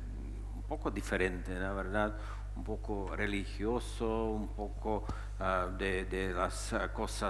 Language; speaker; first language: Spanish; non-native, fluent; Czech